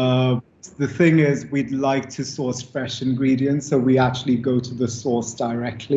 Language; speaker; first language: English; non-native, local second language; Hindi